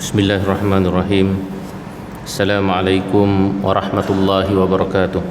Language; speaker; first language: Malay; native; Malay